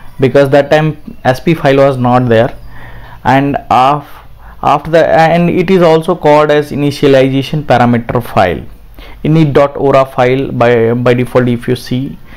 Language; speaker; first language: English; non-native, local second language; Hindi